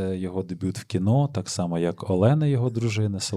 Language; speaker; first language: Ukrainian; native; Ukrainian